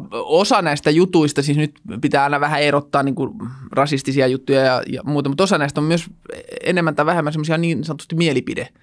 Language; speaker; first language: Finnish; native; Finnish